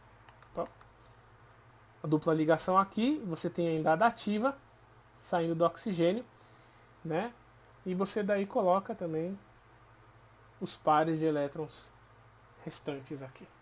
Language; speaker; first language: Portuguese; native; Portuguese